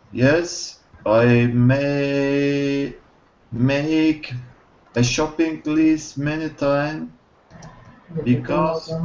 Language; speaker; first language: English; non-native, learner; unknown